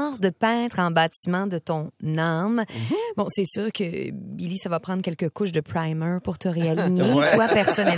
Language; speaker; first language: French; native; French